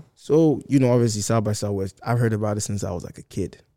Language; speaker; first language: English; non-native, local second language; Akan